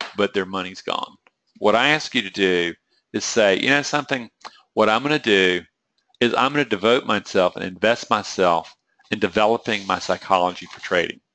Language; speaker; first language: English; native; English